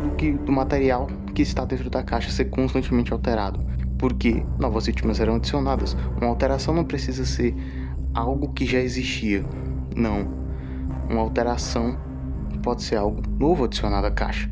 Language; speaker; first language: Portuguese; native; Portuguese